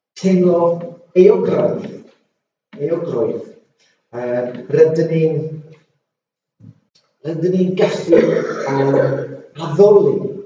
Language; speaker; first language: Welsh; non-native, local second language; English